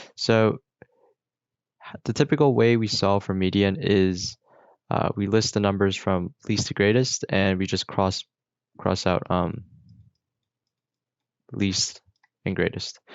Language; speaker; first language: English; native; English